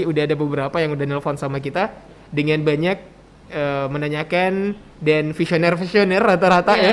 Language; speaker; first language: Indonesian; native; Indonesian